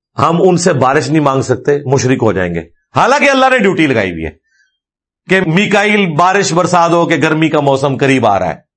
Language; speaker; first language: Urdu; non-native, local second language; Punjabi